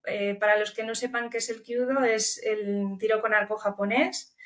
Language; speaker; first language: Spanish; early bilingual, other home language; Romanian